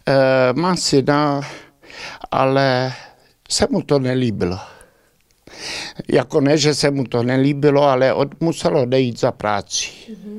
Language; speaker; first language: Czech; early bilingual, heritage; Czech